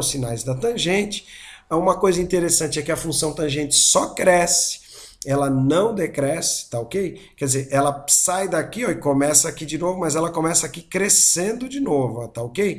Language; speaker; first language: Portuguese; native; Portuguese